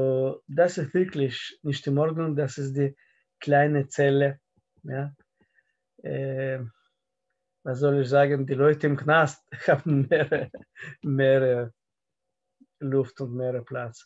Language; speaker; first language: German; non-native, fluent; Russian